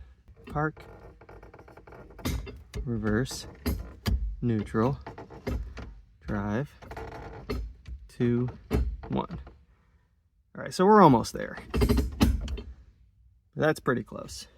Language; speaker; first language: English; native; English